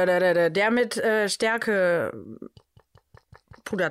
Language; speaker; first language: German; native; German